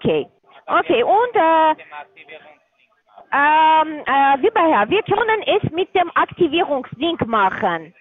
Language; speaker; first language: German; non-native, learner; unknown